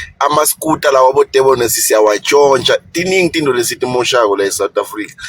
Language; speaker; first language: Zulu; early bilingual, other home language; Tsonga